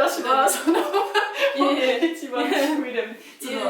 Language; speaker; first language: Japanese; non-native, learner; German